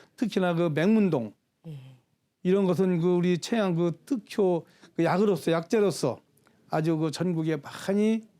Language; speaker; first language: Korean; native; Korean